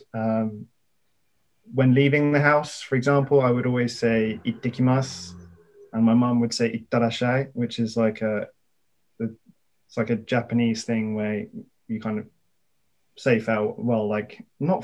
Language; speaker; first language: English; native; English